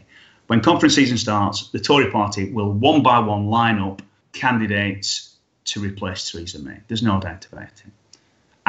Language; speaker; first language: English; native; English